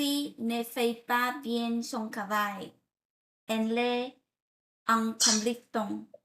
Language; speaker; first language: French; non-native, learner; Vietnamese